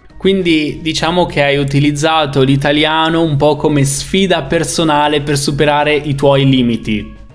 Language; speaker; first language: Italian; native; Italian